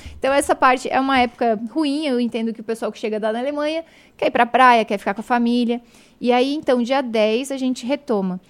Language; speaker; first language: Portuguese; native; Portuguese